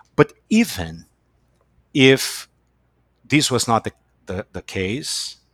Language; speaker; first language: English; non-native, fluent; Portuguese